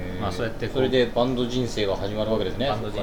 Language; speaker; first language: Japanese; native; Japanese